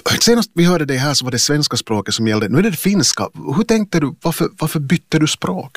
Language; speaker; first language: Swedish; native; Swedish